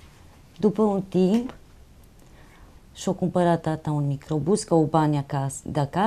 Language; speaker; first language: Romanian; non-native, local second language; Romany